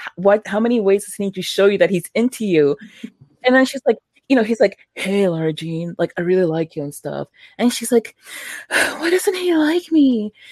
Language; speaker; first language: English; early bilingual, other home language; Spanish